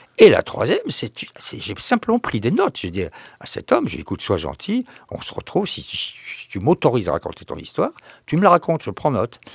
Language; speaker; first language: French; native; French